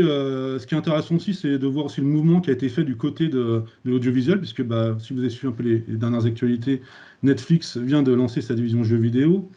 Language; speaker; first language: French; native; French